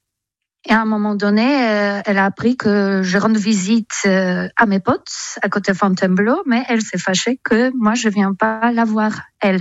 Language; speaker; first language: French; non-native, fluent; Polish